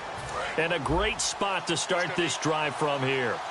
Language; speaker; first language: English; native; English